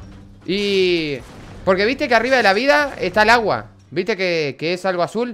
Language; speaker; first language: Spanish; native; Spanish